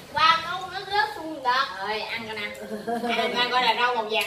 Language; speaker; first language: Vietnamese; native; Vietnamese